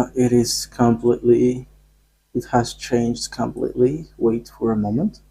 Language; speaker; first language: English; non-native, fluent; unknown